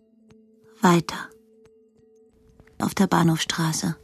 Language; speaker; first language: German; native; German